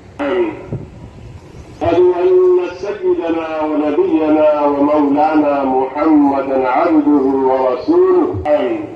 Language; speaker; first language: Arabic; non-native, fluent; Urdu